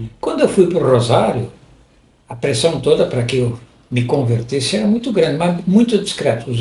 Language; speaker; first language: Portuguese; non-native, local second language; German